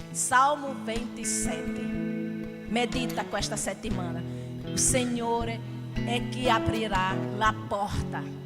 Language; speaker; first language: Italian; non-native, learner; Portuguese